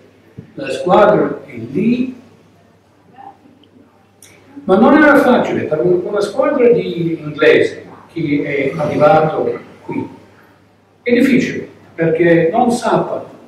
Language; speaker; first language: Italian; non-native, learner; English